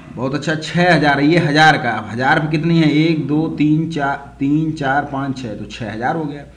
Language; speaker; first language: Hindi; native; Hindi